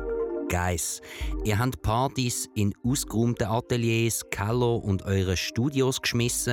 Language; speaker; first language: German; native; German